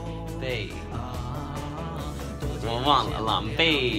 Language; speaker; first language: Chinese; non-native, fluent; Spanish